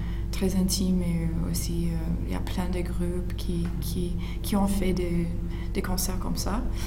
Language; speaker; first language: French; non-native, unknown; English